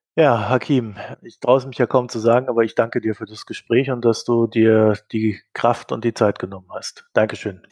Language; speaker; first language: German; native; German